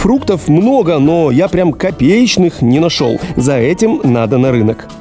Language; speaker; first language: Russian; native; Russian